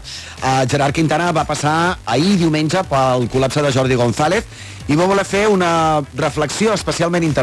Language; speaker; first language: Catalan; native; Catalan